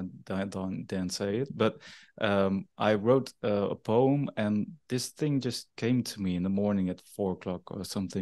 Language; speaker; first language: English; non-native, fluent; Dutch